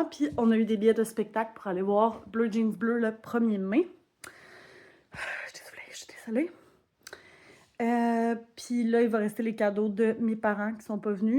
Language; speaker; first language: French; native; French